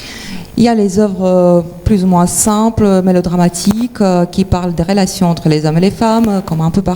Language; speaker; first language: French; non-native, fluent; Ukrainian